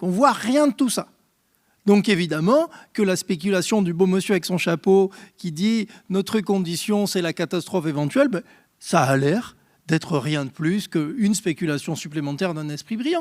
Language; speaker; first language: French; native; French